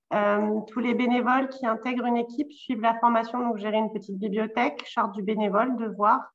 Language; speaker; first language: French; native; French